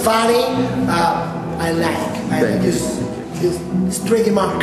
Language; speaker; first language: English; non-native, local second language; Spanish